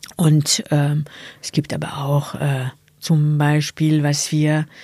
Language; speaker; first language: German; non-native, fluent; French